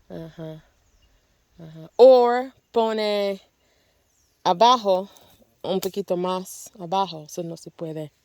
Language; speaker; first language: Spanish; non-native, learner; English